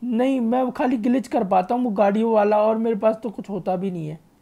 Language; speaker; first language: Hindi; native; Hindi